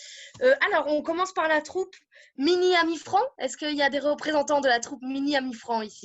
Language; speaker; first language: French; native; French